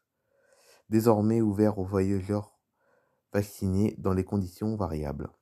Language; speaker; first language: French; native; French